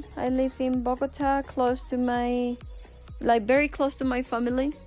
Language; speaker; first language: English; non-native, fluent; Spanish